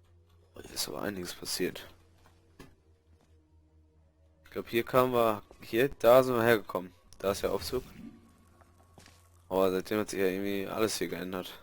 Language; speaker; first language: German; native; German